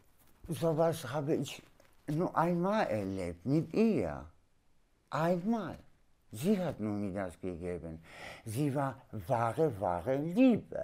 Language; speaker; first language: German; non-native, learner; Polish